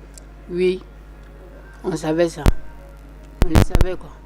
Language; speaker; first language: French; non-native, local second language; Bambara